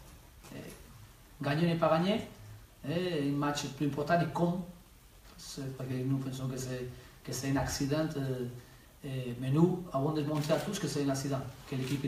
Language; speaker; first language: French; non-native, learner; Spanish